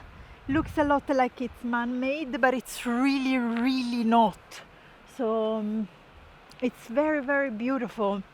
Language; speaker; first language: English; non-native, fluent; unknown